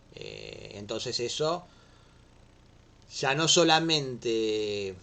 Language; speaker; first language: Spanish; native; Spanish